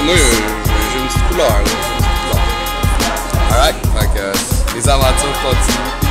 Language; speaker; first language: French; native; French